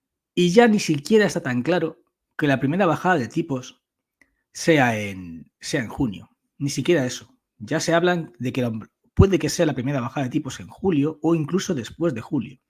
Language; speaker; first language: Spanish; native; Spanish